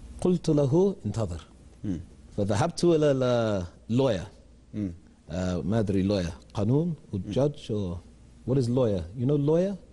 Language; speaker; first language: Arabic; non-native, learner; English